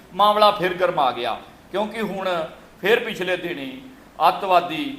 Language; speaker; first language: Punjabi; native; Punjabi